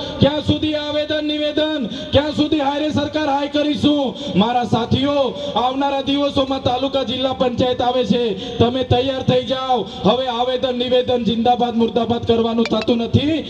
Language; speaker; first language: Gujarati; non-native, local second language; Vasavi